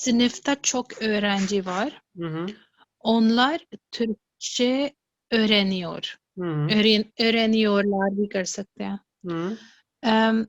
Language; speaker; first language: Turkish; non-native, learner; Urdu